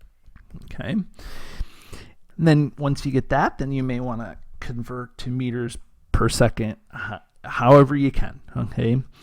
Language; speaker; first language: English; native; English